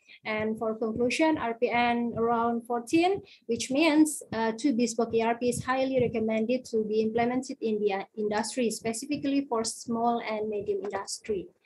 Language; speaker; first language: English; non-native, fluent; Indonesian